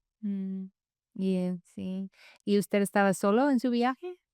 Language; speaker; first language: Spanish; non-native, fluent; English